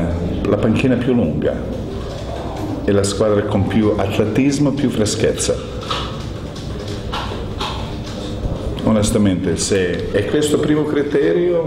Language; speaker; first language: Italian; non-native, fluent; Croatian